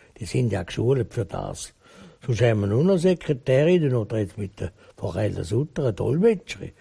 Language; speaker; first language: German; native; German